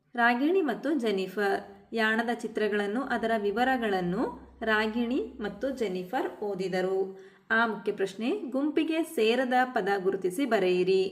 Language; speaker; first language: Kannada; native; Kannada